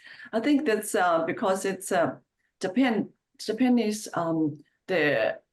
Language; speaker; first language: English; non-native, fluent; Chinese